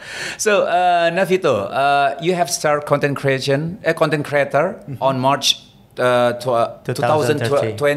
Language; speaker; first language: English; non-native, learner; Indonesian